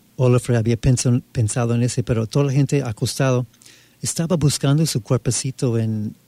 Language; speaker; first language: Spanish; non-native, fluent; English